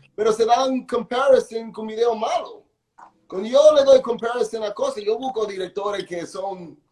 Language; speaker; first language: Spanish; early bilingual, heritage; Spanish